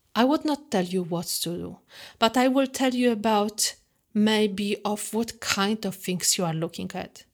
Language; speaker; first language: English; non-native, fluent; Polish